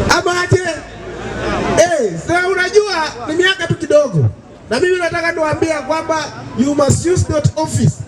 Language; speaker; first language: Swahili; non-native, local second language; Luyia